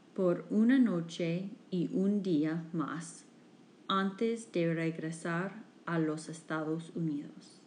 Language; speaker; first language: Spanish; non-native, fluent; English